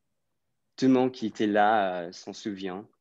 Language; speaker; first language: French; non-native, fluent; English